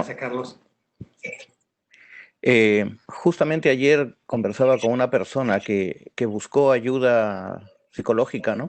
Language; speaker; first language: Spanish; native; Spanish